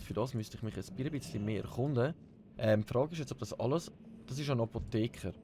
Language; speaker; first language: German; native; German